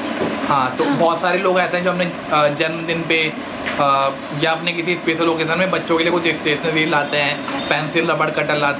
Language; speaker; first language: Hindi; native; Hindi